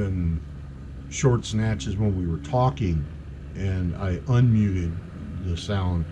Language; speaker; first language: English; native; English